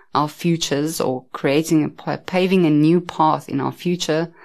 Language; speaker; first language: English; native; English